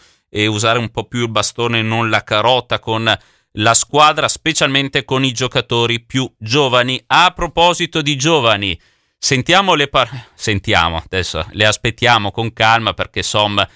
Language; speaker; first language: Italian; native; Italian